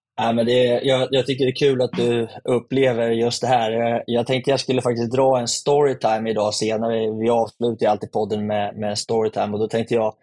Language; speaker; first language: Swedish; native; Swedish